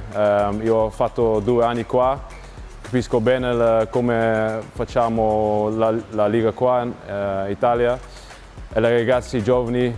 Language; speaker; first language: Italian; non-native, learner; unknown